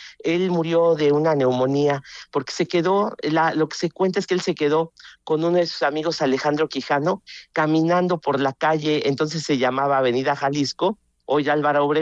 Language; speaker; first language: Spanish; native; Spanish